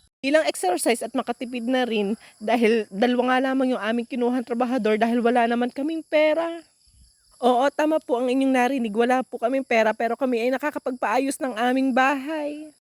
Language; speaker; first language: Filipino; native; Filipino